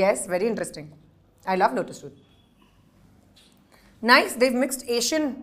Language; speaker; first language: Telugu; non-native, learner; Hindi